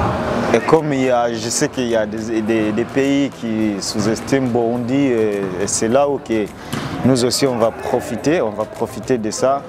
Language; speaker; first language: French; non-native, local second language; Rundi